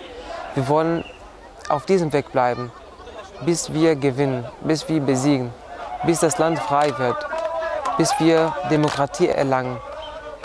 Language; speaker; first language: German; non-native, fluent; Arabic